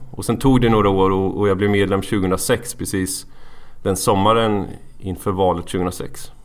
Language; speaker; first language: Swedish; native; Swedish